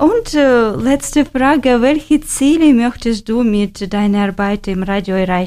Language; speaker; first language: German; non-native, learner; Ukrainian